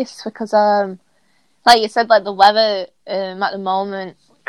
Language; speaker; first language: English; native; English